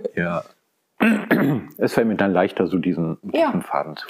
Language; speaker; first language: German; native; German